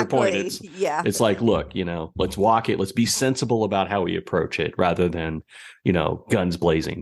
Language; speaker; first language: English; native; English